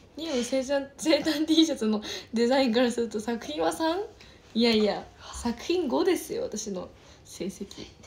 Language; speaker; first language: Japanese; native; Japanese